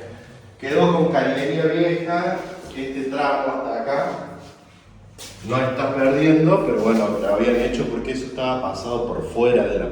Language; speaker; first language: Spanish; native; Spanish